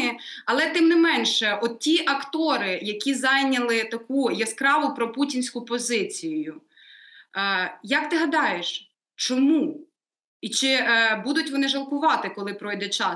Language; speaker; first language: Ukrainian; native; Ukrainian